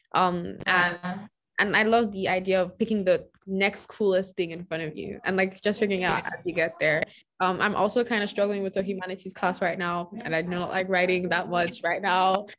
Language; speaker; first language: English; non-native, local second language; Yoruba